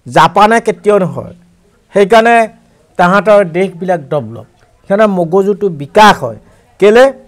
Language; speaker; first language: Assamese; non-native, local second language; Mising